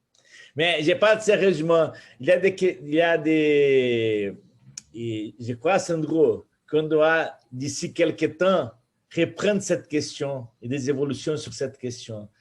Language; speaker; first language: French; non-native, fluent; Portuguese